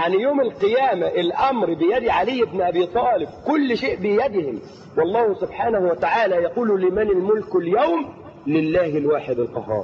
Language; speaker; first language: Arabic; native; Arabic